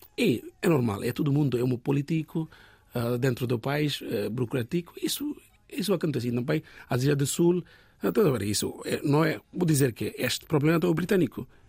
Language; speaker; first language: Portuguese; non-native, learner; Bangla